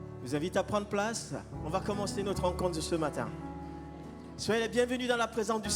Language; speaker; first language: French; native; French